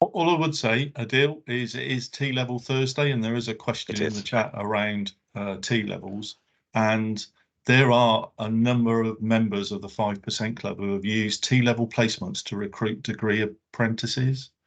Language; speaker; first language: English; native; English